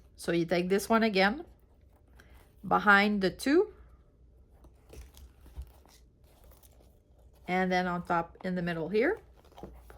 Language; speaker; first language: English; non-native, fluent; French